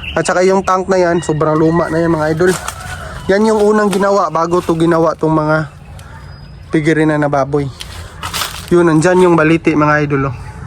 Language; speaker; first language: Filipino; non-native, local second language; Cebuano